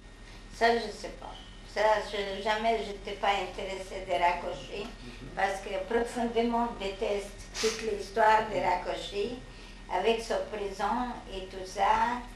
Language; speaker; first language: French; non-native, fluent; Hungarian